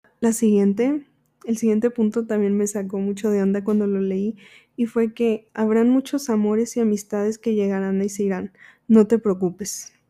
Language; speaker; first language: Spanish; early bilingual, heritage; Spanish